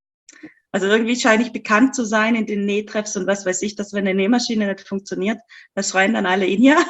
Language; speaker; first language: German; native; German